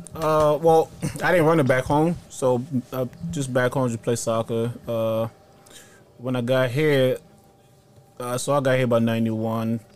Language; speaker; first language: English; early bilingual, other home language; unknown